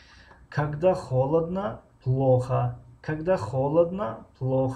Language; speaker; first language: Russian; non-native, fluent; Tajik